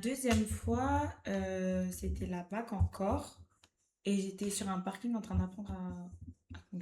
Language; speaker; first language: French; native; French